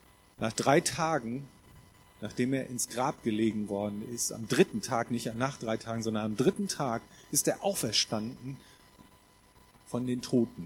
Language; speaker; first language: German; native; German